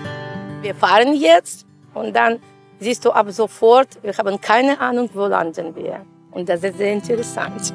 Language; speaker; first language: German; non-native, learner; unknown